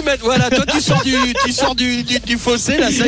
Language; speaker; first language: French; native; French